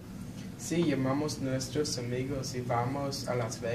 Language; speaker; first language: Spanish; non-native, learner; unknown